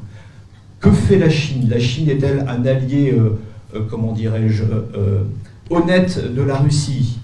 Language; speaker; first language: French; native; French